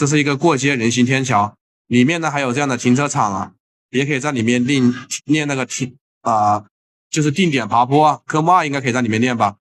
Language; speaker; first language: Chinese; native; Chinese